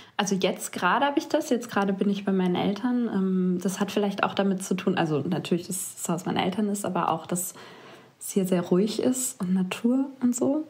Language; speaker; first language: German; native; German